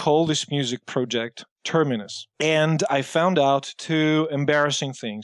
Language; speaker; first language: English; native; English